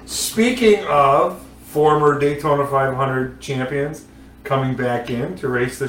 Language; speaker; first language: English; native; English